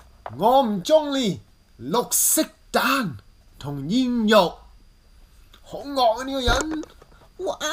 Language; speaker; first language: Cantonese; early bilingual, heritage; English